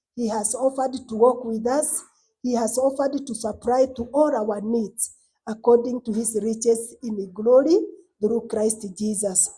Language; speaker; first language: English; non-native, local second language; Swahili